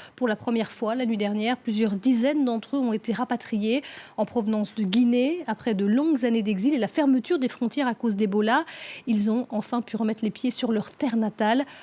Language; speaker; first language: French; native; French